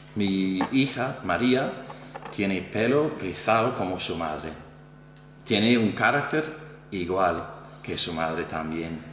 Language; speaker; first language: Spanish; non-native, fluent; English